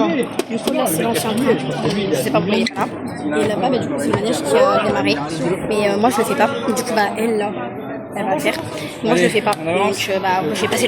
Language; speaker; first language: French; native; French